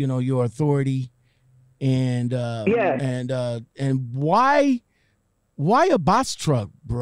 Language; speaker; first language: English; native; English